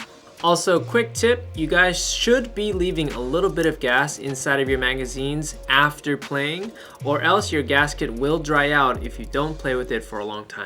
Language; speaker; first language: English; native; English